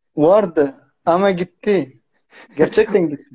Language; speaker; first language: Turkish; non-native, learner; Arabic